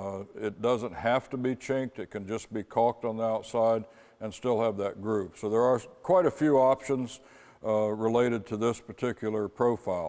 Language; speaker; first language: English; native; English